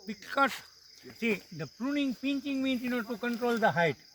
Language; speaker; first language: English; non-native, local second language; Gujarati